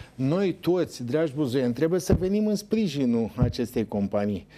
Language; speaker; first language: Romanian; native; Romanian